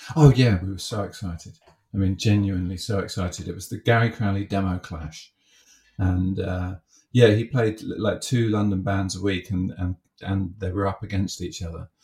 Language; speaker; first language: English; native; English